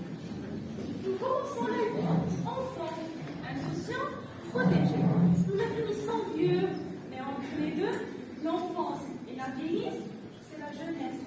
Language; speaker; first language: French; non-native, local second language; Arabic